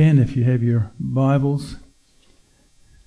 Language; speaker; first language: English; native; English